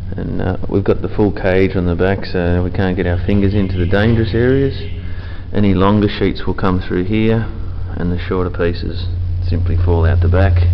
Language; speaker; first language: English; native; English